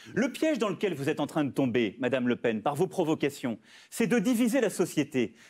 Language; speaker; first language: French; native; French